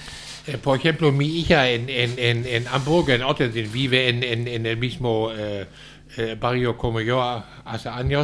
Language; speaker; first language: Spanish; non-native, fluent; German